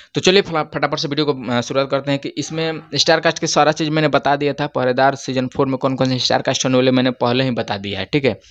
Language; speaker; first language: Hindi; native; Hindi